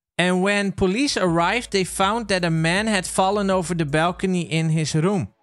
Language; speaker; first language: English; non-native, fluent; Dutch